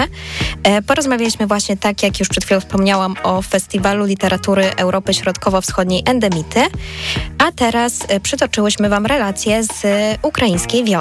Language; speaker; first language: Polish; native; Polish